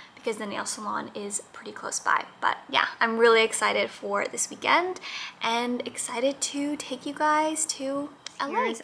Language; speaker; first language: English; native; English